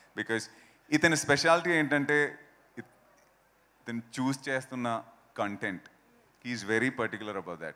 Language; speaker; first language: Telugu; non-native, fluent; Malayalam